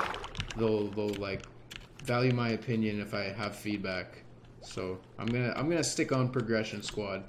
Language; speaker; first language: English; native; English